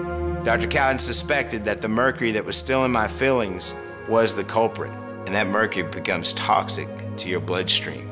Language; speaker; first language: English; native; English